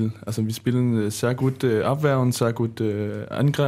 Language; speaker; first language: German; non-native, learner; Danish